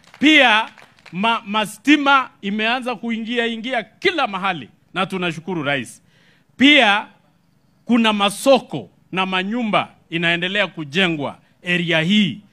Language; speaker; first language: Swahili; non-native, local second language; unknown